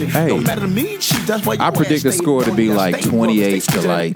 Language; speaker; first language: English; native; English